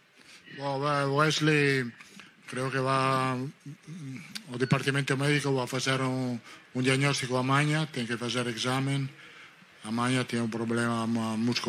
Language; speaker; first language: Portuguese; non-native, fluent; Italian